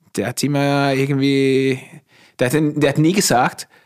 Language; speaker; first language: German; non-native, fluent; Italian